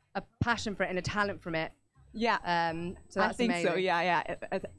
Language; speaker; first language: English; non-native, fluent; Spanish